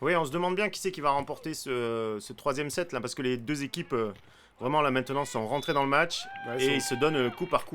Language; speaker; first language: French; native; French